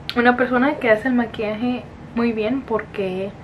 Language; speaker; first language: Spanish; early bilingual, heritage; Spanish